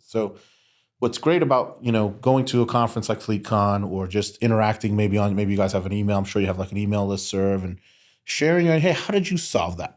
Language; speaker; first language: English; native; English